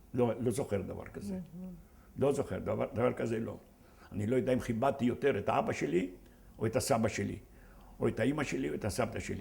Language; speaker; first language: Hebrew; non-native, fluent; Ladino